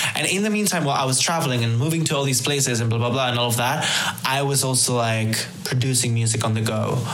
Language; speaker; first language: English; early bilingual, other home language; Spanish